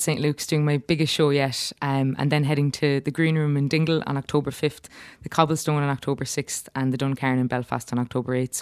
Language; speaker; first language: English; native; English